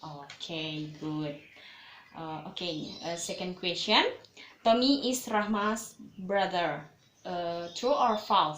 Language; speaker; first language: English; non-native, learner; Indonesian